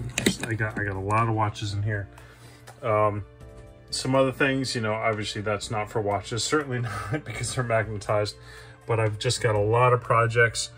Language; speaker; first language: English; native; English